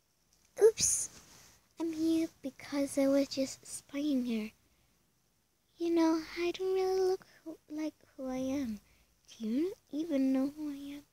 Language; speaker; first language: English; non-native, learner; Spanish